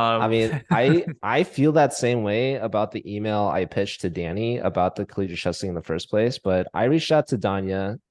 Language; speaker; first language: English; native; English